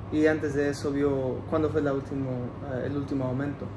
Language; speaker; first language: Spanish; early bilingual, heritage; Spanish